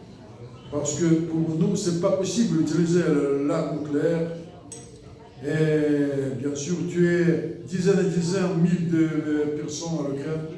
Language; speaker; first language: French; non-native, learner; Russian